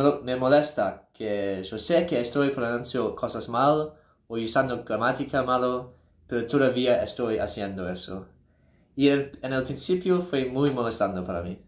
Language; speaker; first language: Spanish; non-native, learner; English